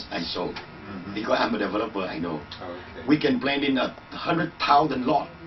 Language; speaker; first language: English; non-native, learner; Vietnamese